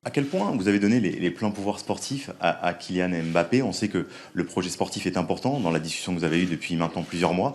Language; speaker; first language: French; native; French